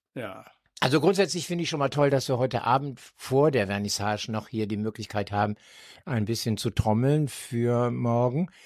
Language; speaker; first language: German; native; German